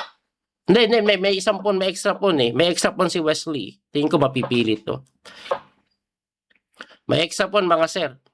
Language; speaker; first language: Filipino; native; Filipino